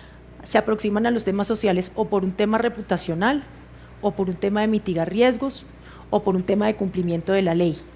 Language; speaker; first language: Spanish; native; Spanish